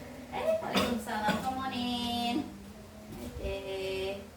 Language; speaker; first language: English; non-native, fluent; Indonesian